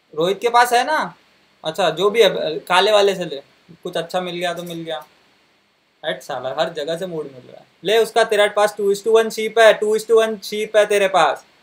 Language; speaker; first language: Hindi; non-native, local second language; Marathi